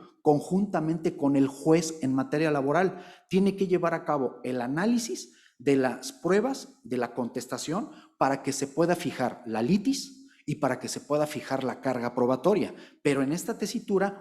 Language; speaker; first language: Spanish; native; Spanish